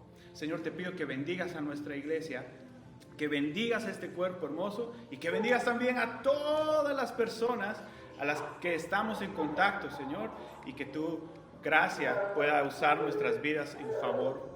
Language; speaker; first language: Spanish; native; Spanish